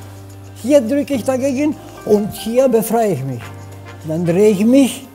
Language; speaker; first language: German; non-native, fluent; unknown